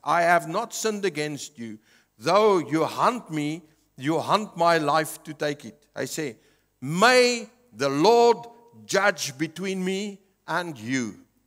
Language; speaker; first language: English; non-native, local second language; Afrikaans